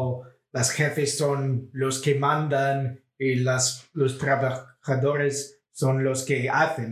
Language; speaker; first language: Spanish; non-native, fluent; English